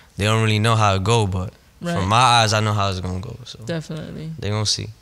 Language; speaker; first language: English; native; English